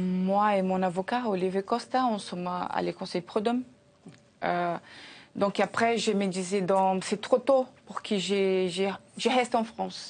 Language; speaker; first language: French; non-native, learner; Portuguese